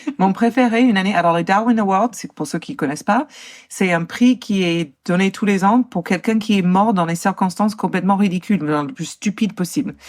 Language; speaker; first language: French; native; French